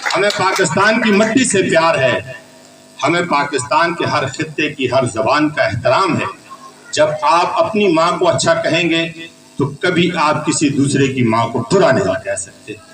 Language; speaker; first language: Urdu; non-native, local second language; Pashto